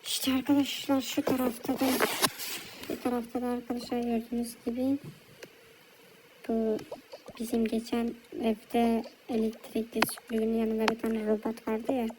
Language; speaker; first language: Turkish; early bilingual, heritage; Turkish